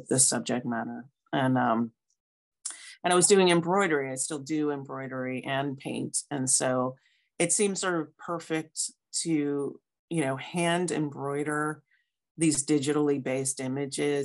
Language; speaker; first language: English; native; English